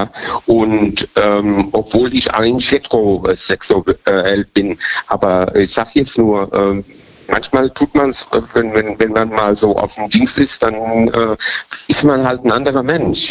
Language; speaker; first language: German; native; German